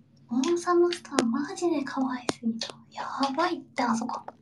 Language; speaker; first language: Japanese; early bilingual, heritage; Japanese